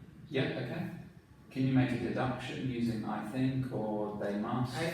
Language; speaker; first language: English; non-native, fluent; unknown